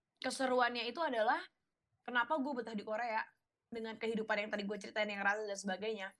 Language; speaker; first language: Indonesian; native; Indonesian